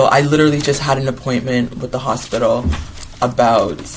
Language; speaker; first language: English; native; English